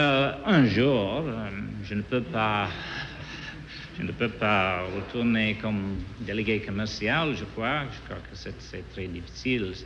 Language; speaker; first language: French; non-native, learner; English